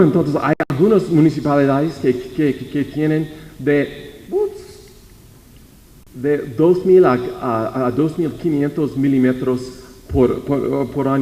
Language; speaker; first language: Spanish; non-native, fluent; English